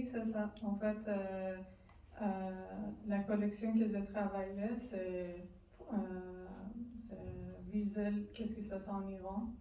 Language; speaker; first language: French; non-native, learner; Persian